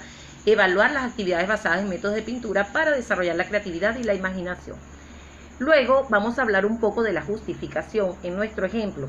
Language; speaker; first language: Spanish; native; Spanish